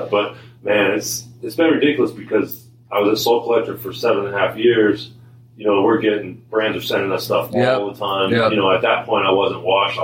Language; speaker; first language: English; native; English